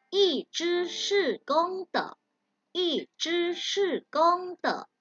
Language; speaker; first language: Chinese; non-native, fluent; Thai